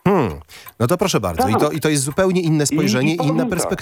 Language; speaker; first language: Polish; native; Polish